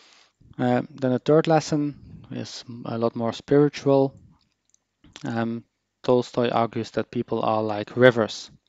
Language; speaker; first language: English; non-native, fluent; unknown